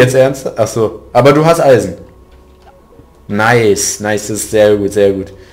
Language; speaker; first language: German; native; German